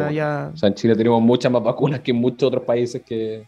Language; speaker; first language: Spanish; native; Spanish